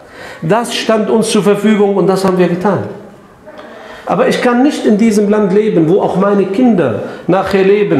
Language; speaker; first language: German; non-native, fluent; Arabic